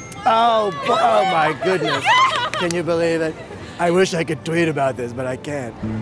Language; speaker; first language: English; native; English